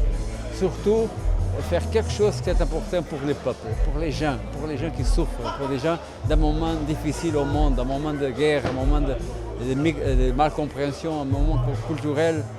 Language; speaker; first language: French; non-native, fluent; Spanish